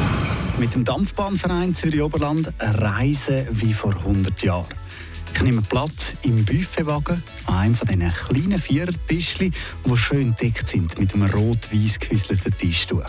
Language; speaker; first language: German; native; German